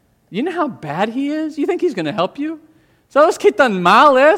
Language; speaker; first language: English; native; English